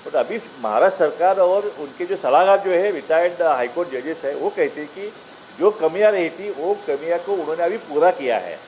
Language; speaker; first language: Hindi; non-native, local second language; Marathi